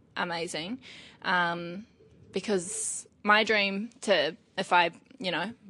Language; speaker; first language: English; native; English